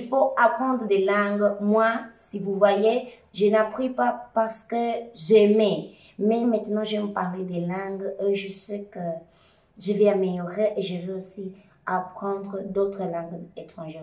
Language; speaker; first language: French; non-native, fluent; Portuguese